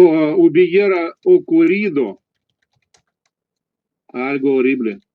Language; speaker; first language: Spanish; non-native, learner; Russian